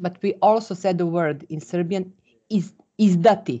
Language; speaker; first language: English; non-native, fluent; Serbian